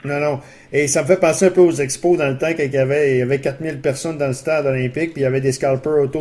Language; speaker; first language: French; native; French